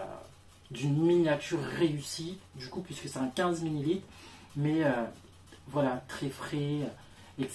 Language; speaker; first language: French; native; French